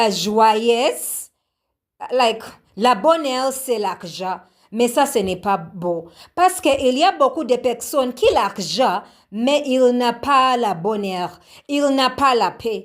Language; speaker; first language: French; non-native, learner; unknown